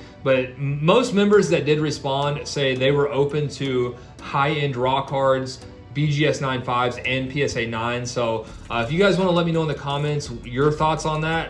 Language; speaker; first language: English; native; English